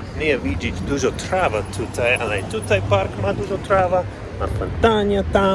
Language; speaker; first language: Polish; non-native, learner; English